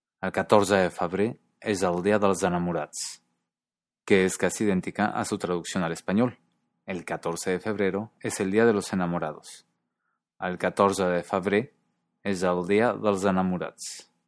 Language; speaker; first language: Catalan; non-native, learner; Spanish